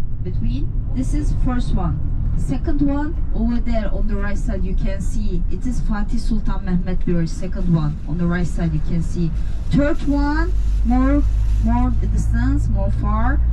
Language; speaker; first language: English; non-native, fluent; Turkish